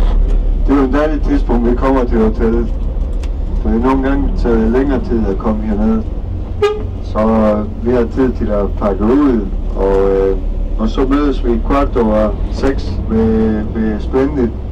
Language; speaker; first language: Danish; non-native, fluent; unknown